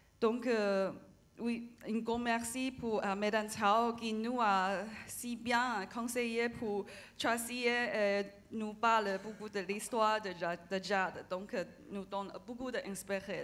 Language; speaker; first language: French; non-native, learner; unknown